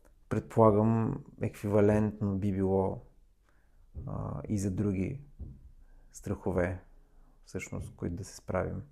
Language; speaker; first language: Bulgarian; native; Bulgarian